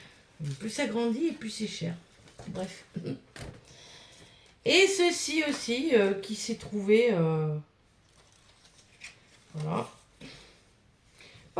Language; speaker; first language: French; native; French